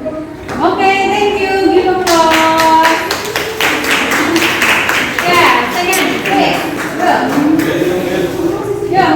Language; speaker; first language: English; non-native, learner; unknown